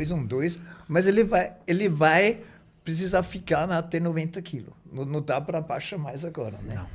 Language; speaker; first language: Portuguese; non-native, fluent; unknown